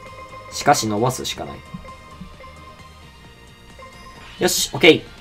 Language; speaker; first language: Japanese; native; Japanese